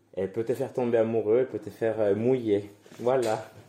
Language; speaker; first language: French; non-native, fluent; Spanish